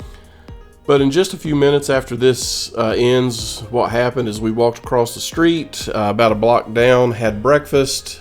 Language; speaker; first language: English; native; English